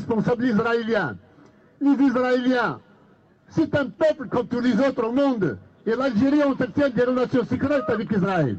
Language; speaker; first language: French; non-native, local second language; Kabyle